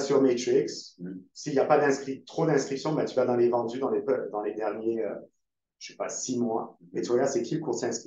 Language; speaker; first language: French; native; French